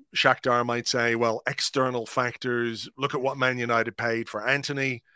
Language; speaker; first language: English; native; English